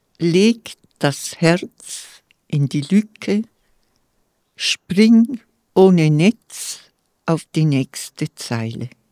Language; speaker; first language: German; non-native, local second language; Romansh